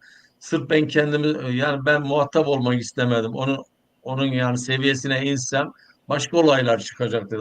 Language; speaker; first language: Turkish; native; Turkish